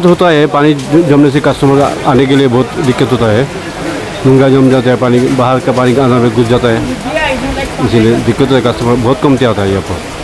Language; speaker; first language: Hindi; non-native, local second language; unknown